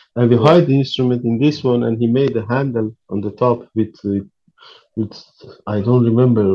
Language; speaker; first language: English; non-native, fluent; Persian